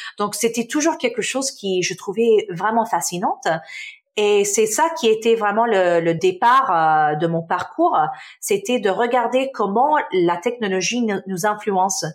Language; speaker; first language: French; early bilingual, other home language; Arabic